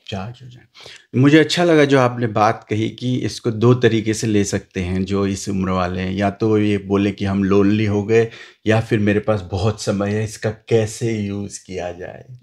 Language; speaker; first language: Hindi; native; Hindi